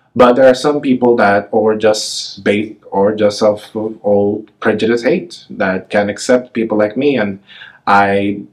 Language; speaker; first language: English; native; English